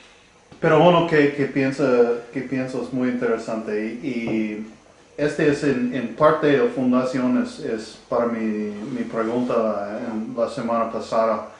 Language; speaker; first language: Spanish; non-native, learner; English